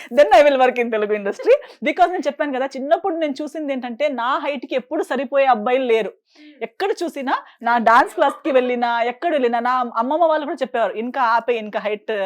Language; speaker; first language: Telugu; non-native, fluent; Konkani